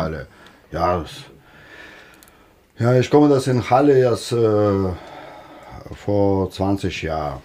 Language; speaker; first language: German; non-native, learner; Russian